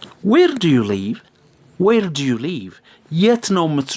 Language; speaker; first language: English; non-native, fluent; Amharic